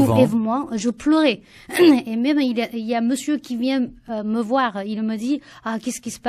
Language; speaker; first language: French; non-native, learner; Chinese